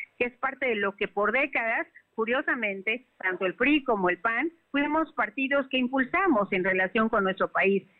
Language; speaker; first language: Spanish; native; Spanish